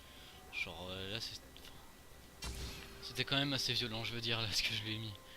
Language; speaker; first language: French; native; French